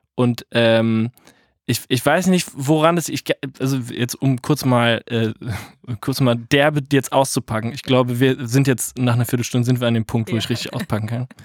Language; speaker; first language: German; native; German